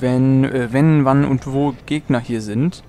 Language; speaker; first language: German; native; German